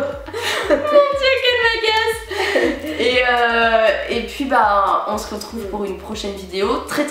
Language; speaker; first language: French; native; French